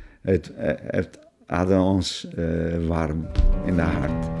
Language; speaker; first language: Dutch; non-native, fluent; Portuguese